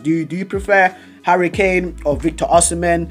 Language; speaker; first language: English; native; English